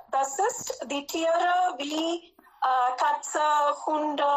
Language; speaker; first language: German; non-native, fluent; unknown